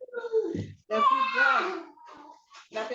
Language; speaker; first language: French; non-native, local second language; Haitian Creole